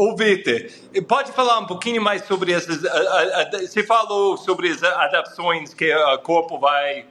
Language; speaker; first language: Portuguese; non-native, fluent; English